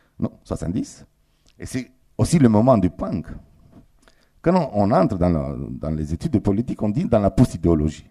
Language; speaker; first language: French; non-native, fluent; Romanian